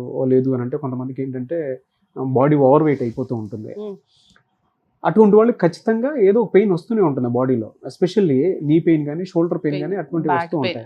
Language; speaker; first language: Telugu; native; Telugu